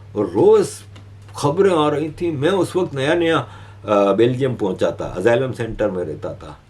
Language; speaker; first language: Hindi; native; Hindi